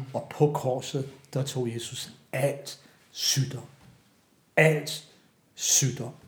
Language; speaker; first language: Danish; native; Danish